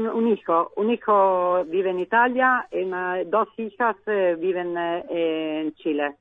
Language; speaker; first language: Spanish; non-native, learner; Italian